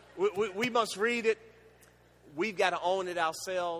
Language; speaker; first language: English; native; English